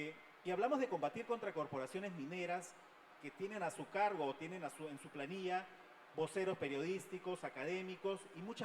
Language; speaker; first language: Spanish; native; Spanish